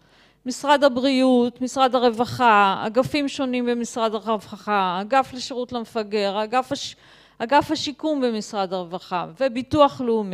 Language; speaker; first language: Hebrew; native; Hebrew